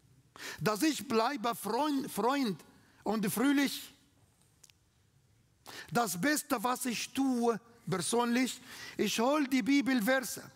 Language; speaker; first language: German; non-native, fluent; Arabic